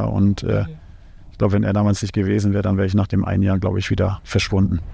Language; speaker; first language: German; native; German